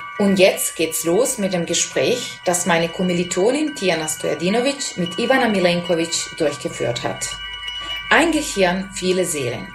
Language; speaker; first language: German; non-native, fluent; Serbian